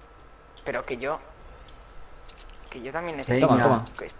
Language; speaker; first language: Spanish; native; Spanish